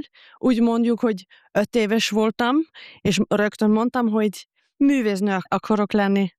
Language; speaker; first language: Hungarian; non-native, fluent; German